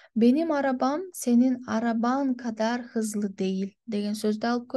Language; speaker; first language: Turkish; non-native, fluent; Kyrgyz